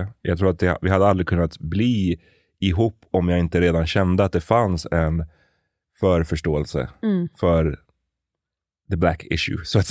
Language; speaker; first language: Swedish; native; Swedish